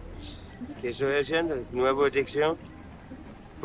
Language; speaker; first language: Spanish; non-native, learner; English